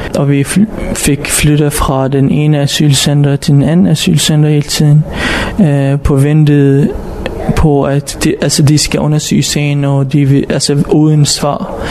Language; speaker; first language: Danish; non-native, fluent; Arabic